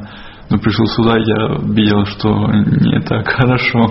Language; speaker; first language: Russian; non-native, learner; Spanish